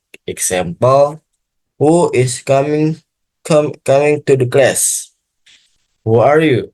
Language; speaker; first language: English; non-native, learner; Indonesian